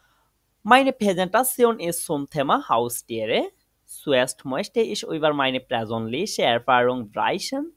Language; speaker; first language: German; non-native, fluent; Bangla